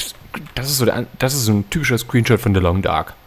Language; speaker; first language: German; native; German